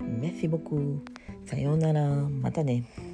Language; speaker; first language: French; non-native, fluent; Japanese